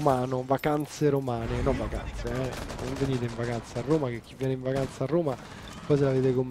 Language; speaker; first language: Italian; native; Italian